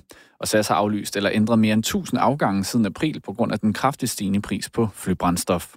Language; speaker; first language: Danish; native; Danish